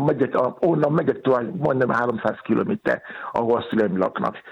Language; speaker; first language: Hungarian; non-native, fluent; Yoruba